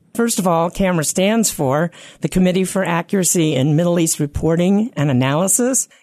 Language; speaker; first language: English; native; English